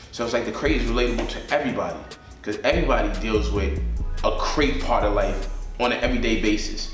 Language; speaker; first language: English; native; English